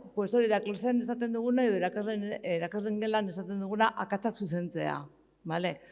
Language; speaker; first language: Basque; native; Basque